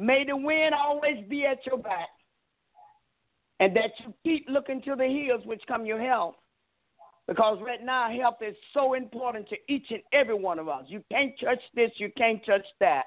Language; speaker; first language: English; native; English